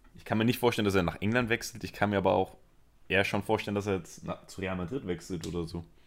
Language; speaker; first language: German; early bilingual, other home language; Spanish